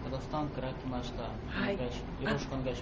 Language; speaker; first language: Japanese; non-native, learner; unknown